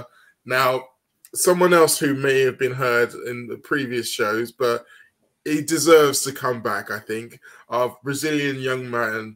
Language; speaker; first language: English; native; English